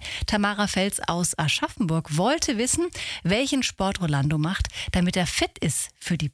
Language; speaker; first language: German; native; German